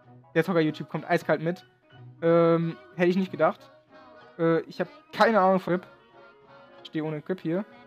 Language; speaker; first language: German; native; German